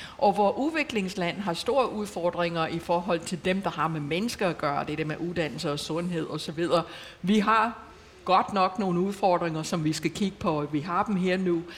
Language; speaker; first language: Danish; non-native, fluent; English